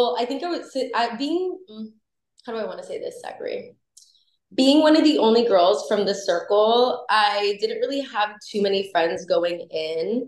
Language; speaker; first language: English; native; English